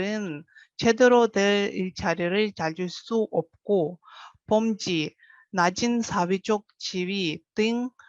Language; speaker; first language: Korean; non-native, fluent; Russian